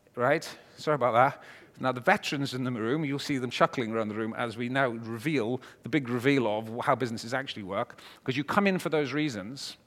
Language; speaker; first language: English; native; English